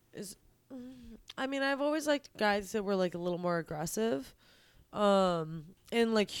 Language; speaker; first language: English; native; English